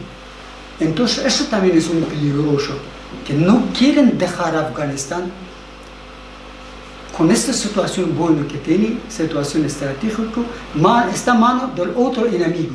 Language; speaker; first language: Spanish; non-native, learner; Persian